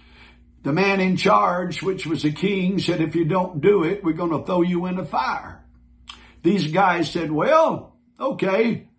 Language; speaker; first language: English; native; English